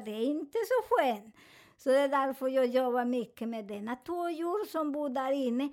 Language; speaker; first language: Swedish; non-native, fluent; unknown